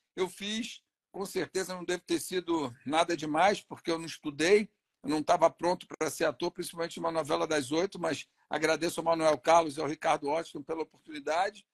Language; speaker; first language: Portuguese; native; Portuguese